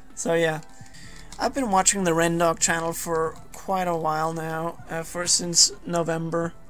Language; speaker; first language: English; non-native, fluent; Danish